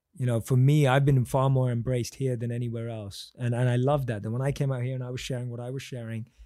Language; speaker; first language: English; native; English